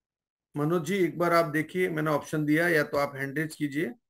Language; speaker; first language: Hindi; native; Hindi